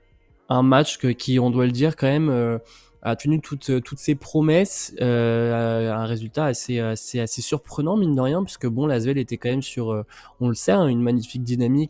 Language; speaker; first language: French; native; French